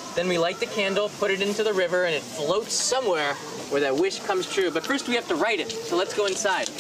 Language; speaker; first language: English; native; English